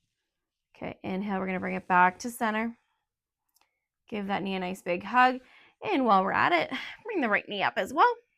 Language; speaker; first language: English; native; English